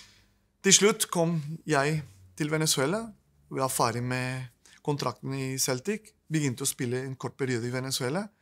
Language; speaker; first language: Norwegian; non-native, fluent; Spanish